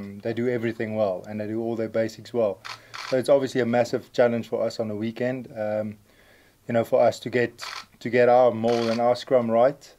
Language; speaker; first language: English; non-native, local second language; Afrikaans